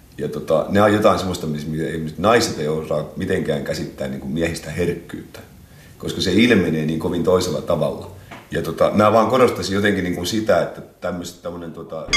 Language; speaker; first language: Finnish; native; Finnish